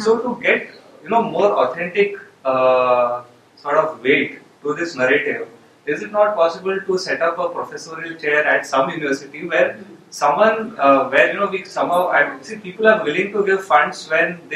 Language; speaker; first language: English; non-native, local second language; Marathi